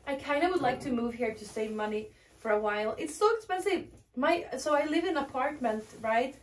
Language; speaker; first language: English; non-native, fluent; Swedish